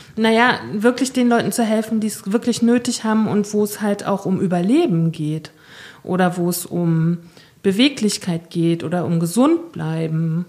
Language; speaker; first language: German; native; German